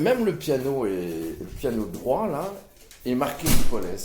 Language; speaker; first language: French; native; French